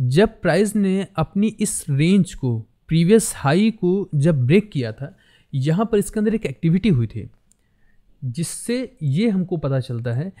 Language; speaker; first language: Hindi; native; Hindi